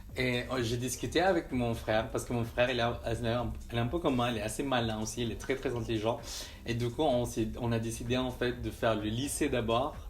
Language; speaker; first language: French; non-native, fluent; Filipino